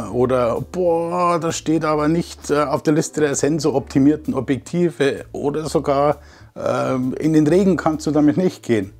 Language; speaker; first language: German; native; German